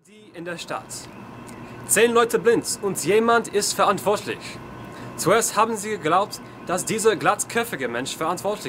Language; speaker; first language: German; non-native, learner; English